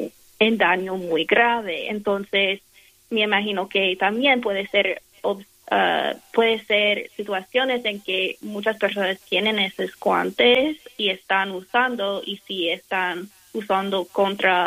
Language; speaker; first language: Spanish; non-native, fluent; English